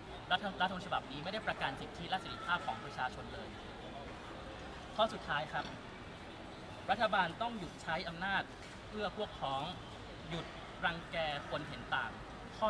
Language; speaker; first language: Thai; native; Thai